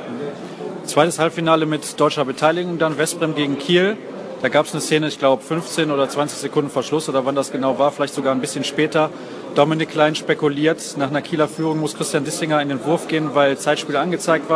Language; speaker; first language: German; native; German